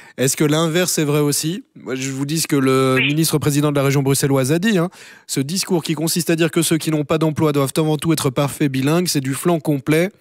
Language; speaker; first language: French; native; French